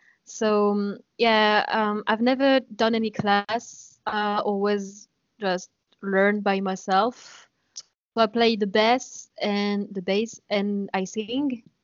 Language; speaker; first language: English; non-native, fluent; French